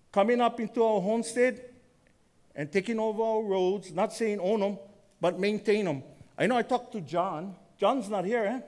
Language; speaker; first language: English; native; English